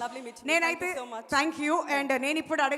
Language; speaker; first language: Telugu; native; Telugu